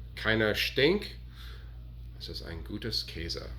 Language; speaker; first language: German; non-native, learner; English